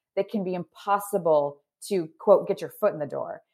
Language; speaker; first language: English; native; English